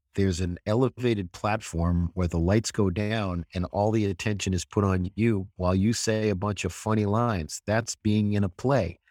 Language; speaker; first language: English; native; English